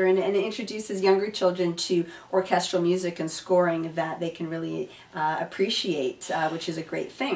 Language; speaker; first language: English; native; English